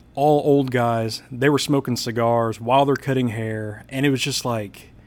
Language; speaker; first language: English; native; English